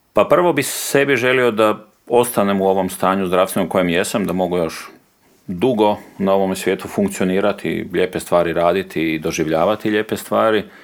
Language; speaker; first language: Croatian; native; Croatian